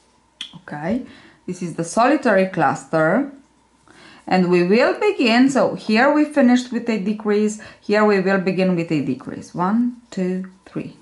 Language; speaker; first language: English; non-native, fluent; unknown